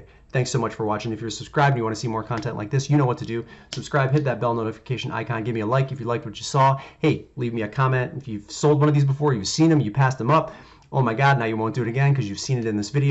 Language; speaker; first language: English; native; English